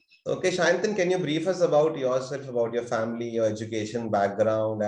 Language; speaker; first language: English; non-native, local second language; Hindi